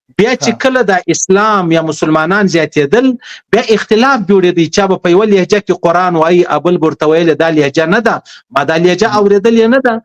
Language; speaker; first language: Pashto; native; Pashto